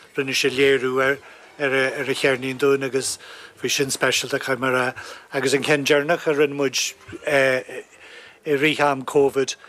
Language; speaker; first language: Irish; native; Irish